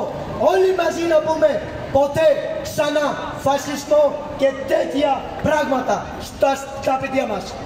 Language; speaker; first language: Greek; non-native, fluent; Urdu